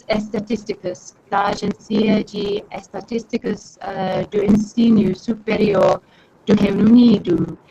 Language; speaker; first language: Portuguese; non-native, fluent; English